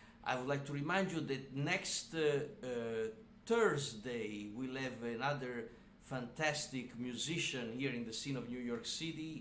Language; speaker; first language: English; non-native, fluent; Italian